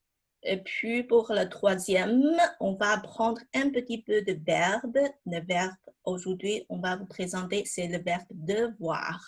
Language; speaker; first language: French; non-native, fluent; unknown